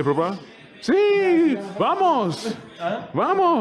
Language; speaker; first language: Spanish; non-native, learner; English